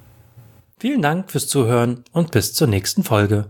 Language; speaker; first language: German; native; German